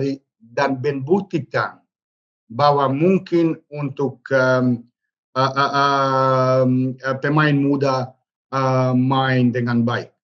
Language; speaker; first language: Indonesian; non-native, learner; Serbian